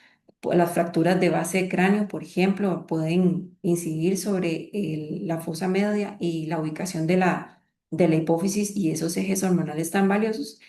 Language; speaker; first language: Spanish; native; Spanish